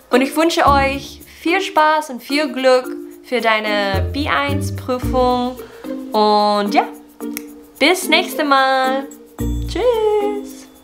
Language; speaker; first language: German; non-native, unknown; Filipino